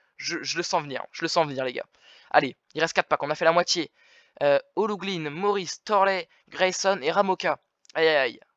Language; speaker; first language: French; native; French